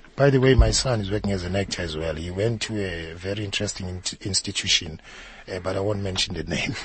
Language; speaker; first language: English; non-native, local second language; Zulu